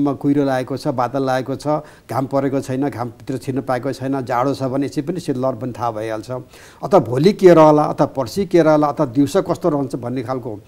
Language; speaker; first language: Nepali; native; Nepali